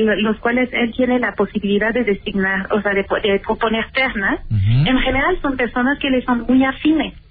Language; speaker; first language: Spanish; native; Spanish